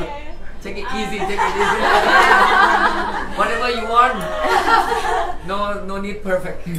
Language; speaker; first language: English; non-native, learner; Thai